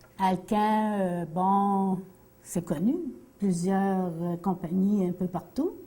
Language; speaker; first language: French; native; French